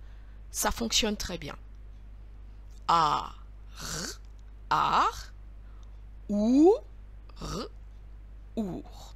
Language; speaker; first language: French; native; French